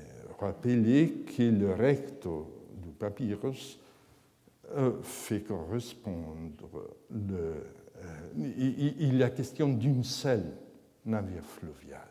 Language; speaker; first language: French; non-native, fluent; Italian